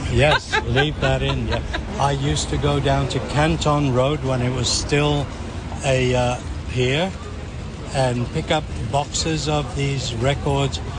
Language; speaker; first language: English; early bilingual, other home language; Swedish